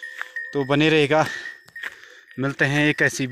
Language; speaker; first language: Hindi; native; Hindi